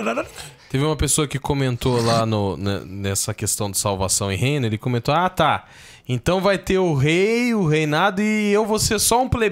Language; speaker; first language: Portuguese; native; Portuguese